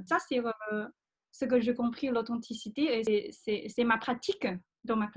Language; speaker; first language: French; non-native, fluent; Chinese